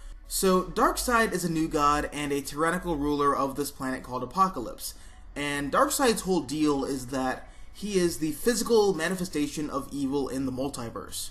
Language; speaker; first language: English; native; English